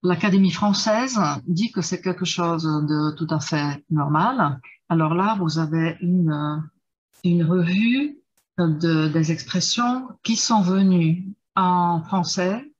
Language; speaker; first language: French; non-native, fluent; Czech